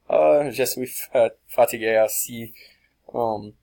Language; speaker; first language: French; non-native, learner; English